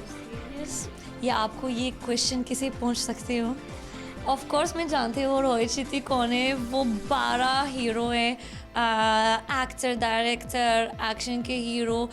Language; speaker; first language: Hindi; non-native, learner; Arabic